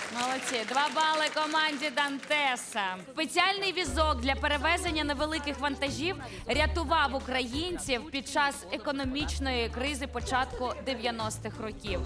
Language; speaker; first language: Ukrainian; native; Ukrainian